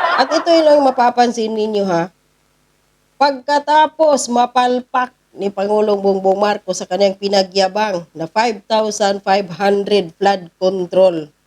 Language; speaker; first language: Filipino; non-native, local second language; Cebuano